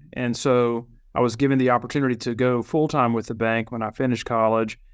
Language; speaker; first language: English; native; English